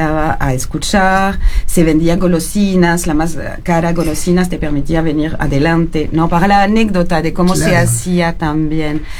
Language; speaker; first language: Spanish; non-native, fluent; French